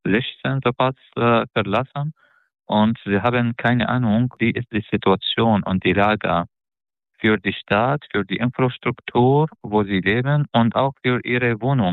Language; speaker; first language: German; non-native, fluent; Arabic